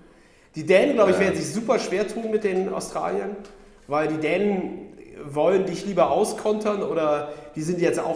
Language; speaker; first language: German; native; German